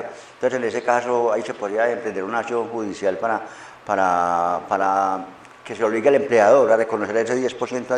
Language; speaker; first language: Spanish; native; Spanish